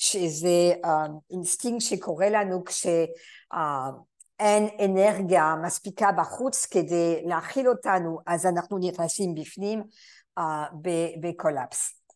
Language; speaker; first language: Hebrew; non-native, fluent; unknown